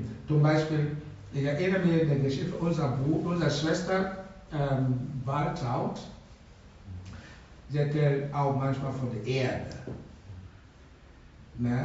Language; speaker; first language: German; non-native, learner; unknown